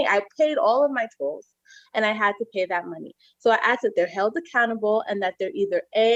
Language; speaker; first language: English; native; English